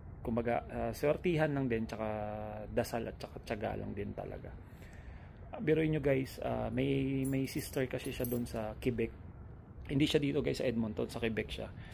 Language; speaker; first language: Filipino; native; Filipino